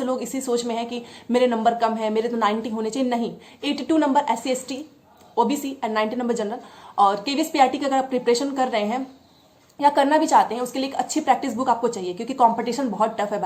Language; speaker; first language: Hindi; native; Hindi